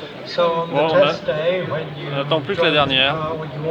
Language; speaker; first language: French; native; French